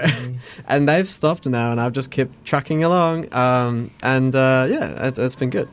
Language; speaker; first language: English; native; English